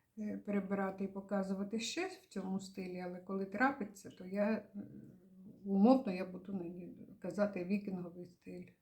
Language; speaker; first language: Ukrainian; native; Ukrainian